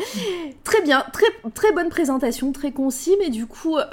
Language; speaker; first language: French; native; French